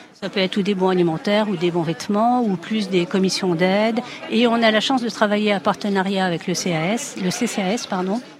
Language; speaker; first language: French; native; French